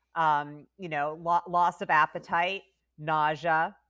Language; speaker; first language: English; native; English